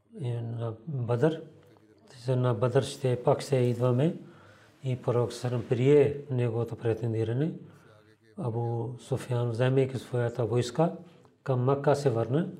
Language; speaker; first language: Bulgarian; non-native, learner; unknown